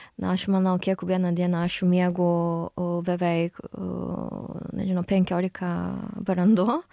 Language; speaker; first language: Lithuanian; non-native, learner; Japanese